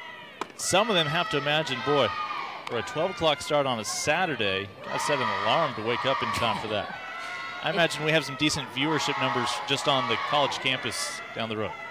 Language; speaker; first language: English; native; English